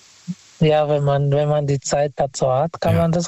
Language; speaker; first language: German; non-native, fluent; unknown